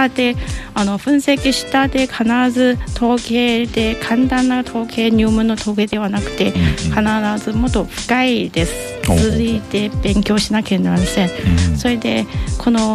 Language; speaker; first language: Japanese; non-native, learner; Chinese